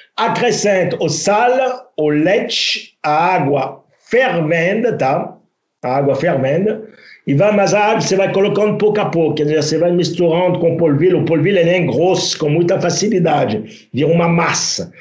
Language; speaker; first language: Portuguese; non-native, fluent; French